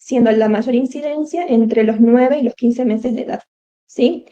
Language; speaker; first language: Spanish; native; Spanish